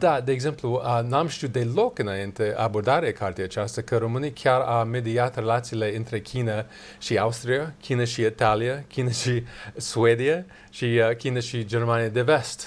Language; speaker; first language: Romanian; non-native, learner; English